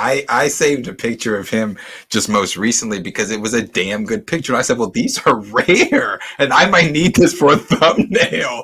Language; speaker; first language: English; native; English